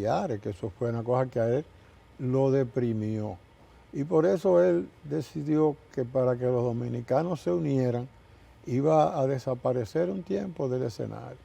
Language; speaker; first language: Spanish; native; Spanish